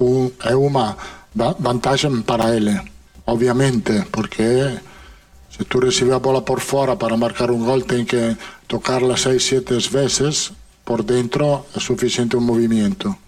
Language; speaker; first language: Portuguese; non-native, fluent; Italian